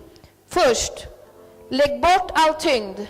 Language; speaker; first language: Swedish; early bilingual, other home language; Spanish